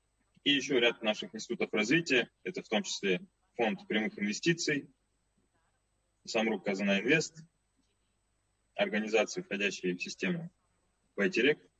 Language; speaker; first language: Russian; native; Russian